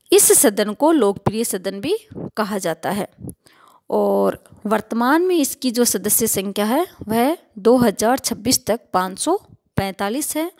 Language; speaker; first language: Hindi; native; Hindi